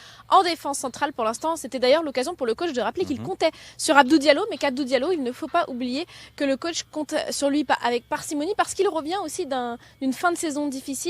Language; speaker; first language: French; native; French